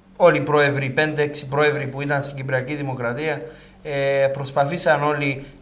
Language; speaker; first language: Greek; native; Greek